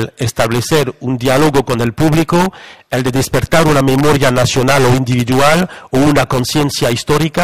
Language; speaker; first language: Spanish; non-native, fluent; French